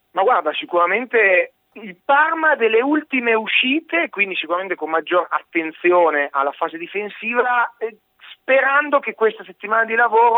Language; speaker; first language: Italian; native; Italian